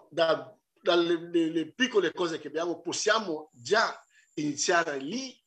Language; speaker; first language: Italian; non-native, fluent; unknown